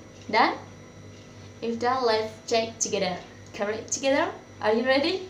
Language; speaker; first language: English; non-native, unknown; Indonesian